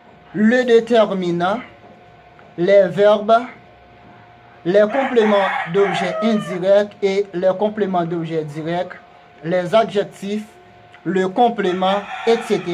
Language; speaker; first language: French; non-native, local second language; Haitian Creole